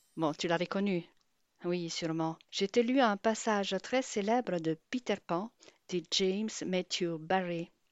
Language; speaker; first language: French; non-native, fluent; Italian